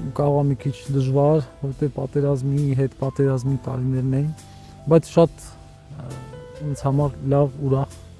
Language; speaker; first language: Armenian; native; Armenian